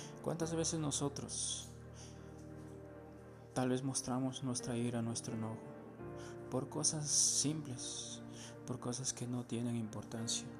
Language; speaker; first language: Spanish; native; Spanish